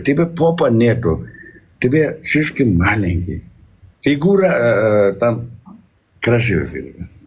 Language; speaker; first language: Russian; non-native, learner; Uzbek